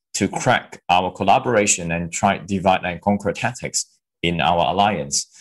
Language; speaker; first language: English; non-native, local second language; Cantonese